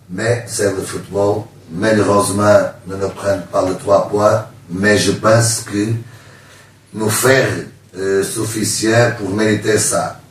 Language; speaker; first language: French; non-native, learner; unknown